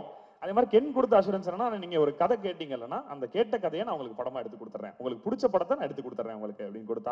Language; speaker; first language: Tamil; native; Tamil